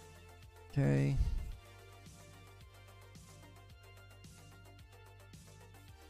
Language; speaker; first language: English; native; English